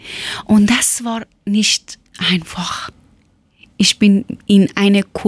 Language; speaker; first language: German; non-native, learner; Persian